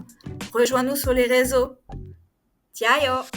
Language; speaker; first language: French; native; French